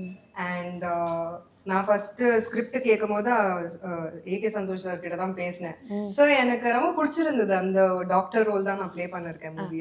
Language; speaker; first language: Tamil; non-native, local second language; Hindi